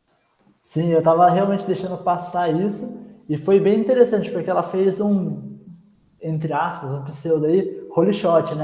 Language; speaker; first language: Portuguese; native; Portuguese